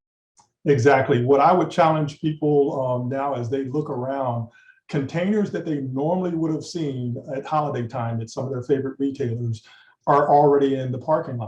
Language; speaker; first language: English; native; English